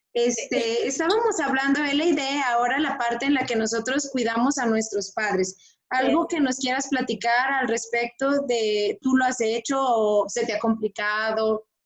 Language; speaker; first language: Spanish; native; Spanish